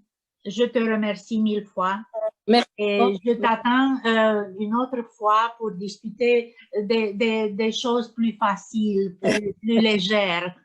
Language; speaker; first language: French; non-native, learner; Romanian